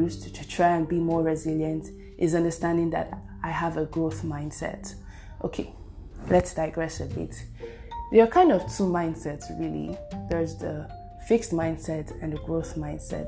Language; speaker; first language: English; non-native, local second language; Igbo